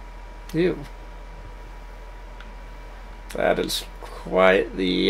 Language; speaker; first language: English; native; English